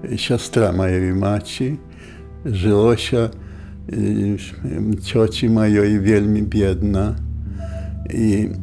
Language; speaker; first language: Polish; non-native, local second language; Belarusian